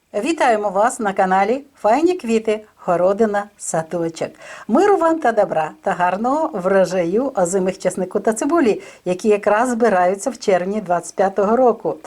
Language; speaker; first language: Ukrainian; native; Ukrainian